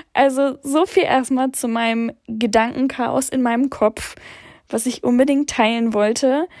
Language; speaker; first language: German; early bilingual, other home language; English